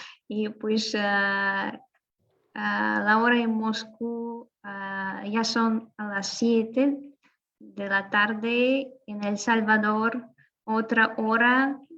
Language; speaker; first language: Spanish; non-native, fluent; Russian